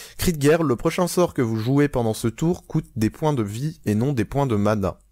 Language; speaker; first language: French; native; French